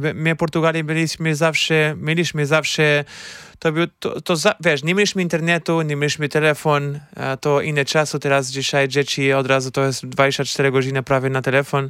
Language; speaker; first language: Polish; non-native, fluent; Portuguese